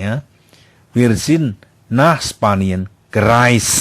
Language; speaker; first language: German; non-native, fluent; Indonesian